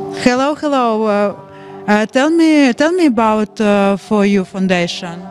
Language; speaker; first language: English; non-native, learner; Ukrainian